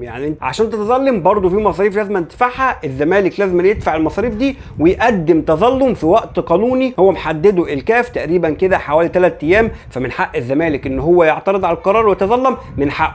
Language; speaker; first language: Arabic; native; Arabic